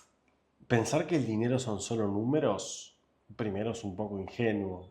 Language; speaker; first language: Spanish; native; Spanish